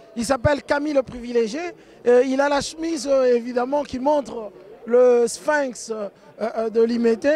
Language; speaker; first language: French; non-native, local second language; Lingala